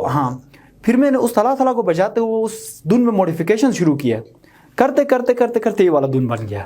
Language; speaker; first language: Urdu; non-native, local second language; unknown